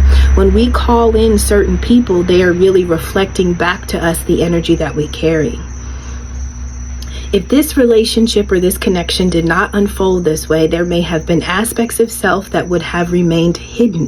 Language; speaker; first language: English; native; English